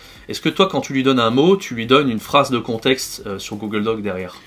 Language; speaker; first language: French; native; French